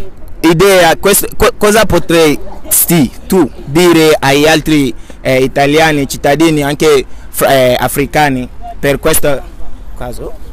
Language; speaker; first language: Italian; non-native, fluent; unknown